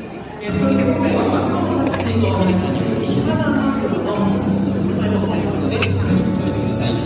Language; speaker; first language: Japanese; native; Japanese